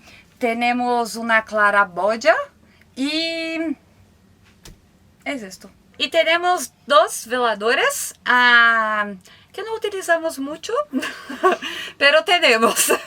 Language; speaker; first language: Spanish; non-native, learner; Portuguese